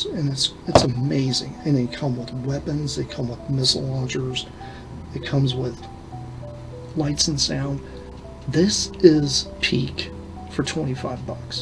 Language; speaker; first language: English; native; English